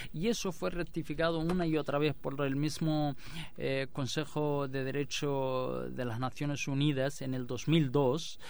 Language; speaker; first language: Spanish; non-native, local second language; Arabic